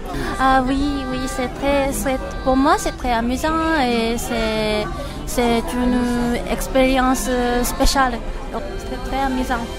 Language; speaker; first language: French; non-native, learner; Japanese